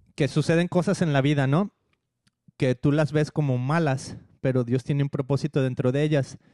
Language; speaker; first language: Spanish; native; Spanish